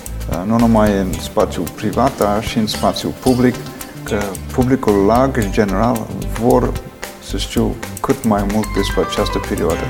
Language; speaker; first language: Romanian; non-native, fluent; English